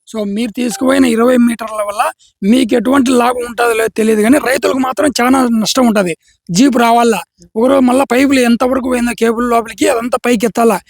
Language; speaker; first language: Telugu; native; Telugu